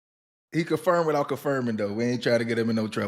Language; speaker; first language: English; native; English